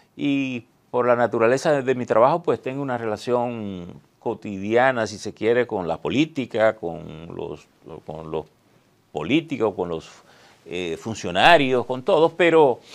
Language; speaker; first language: Spanish; native; Spanish